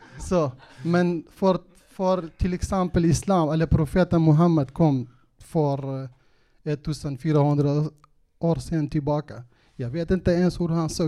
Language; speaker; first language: Swedish; non-native, local second language; Kurdish